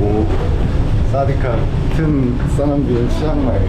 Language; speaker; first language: Thai; non-native, fluent; Korean